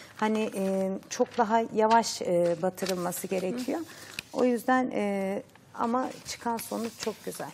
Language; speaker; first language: Turkish; native; Turkish